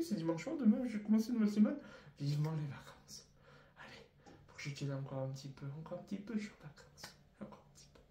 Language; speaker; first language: French; native; French